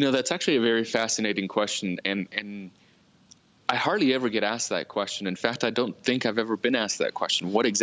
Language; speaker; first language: English; early bilingual, other home language; Spanish